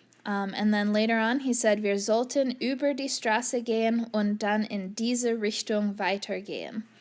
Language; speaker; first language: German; non-native, fluent; English